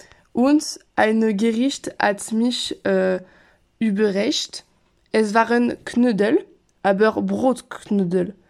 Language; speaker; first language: German; non-native, learner; French